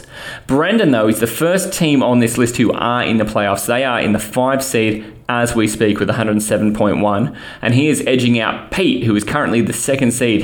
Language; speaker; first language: English; native; English